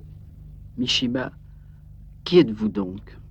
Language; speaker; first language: French; native; French